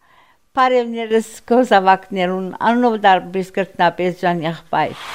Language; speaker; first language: Armenian; early bilingual, heritage; Armenian